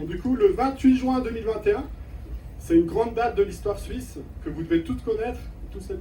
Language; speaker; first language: French; native; French